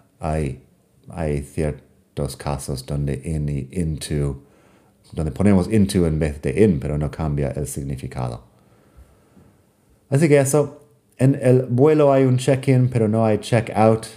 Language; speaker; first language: Spanish; non-native, fluent; English